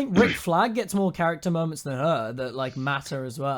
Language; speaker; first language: English; native; English